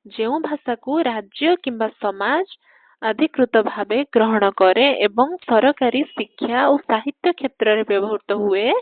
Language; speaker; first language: Odia; native; Odia